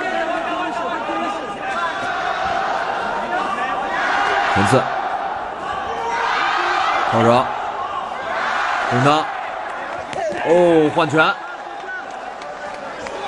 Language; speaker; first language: Chinese; native; Chinese